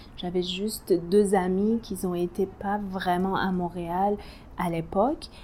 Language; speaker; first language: French; non-native, learner; Persian